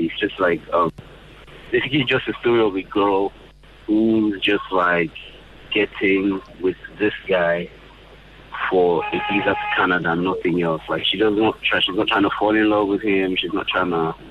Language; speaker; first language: English; non-native, local second language; Yoruba